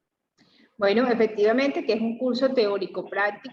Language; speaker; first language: Spanish; native; Spanish